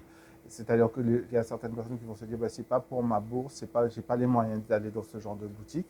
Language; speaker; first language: French; native; French